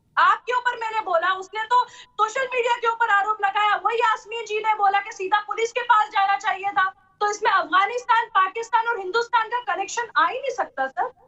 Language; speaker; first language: Hindi; native; Hindi